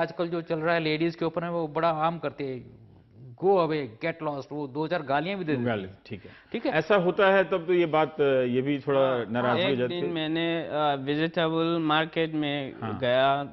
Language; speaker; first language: Hindi; native; Hindi